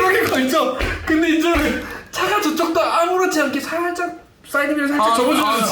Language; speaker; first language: Korean; native; Korean